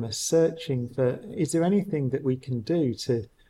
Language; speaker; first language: English; native; English